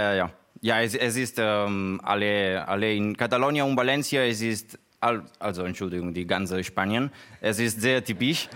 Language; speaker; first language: German; non-native, learner; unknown